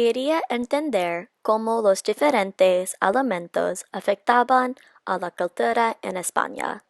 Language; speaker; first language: Spanish; non-native, learner; English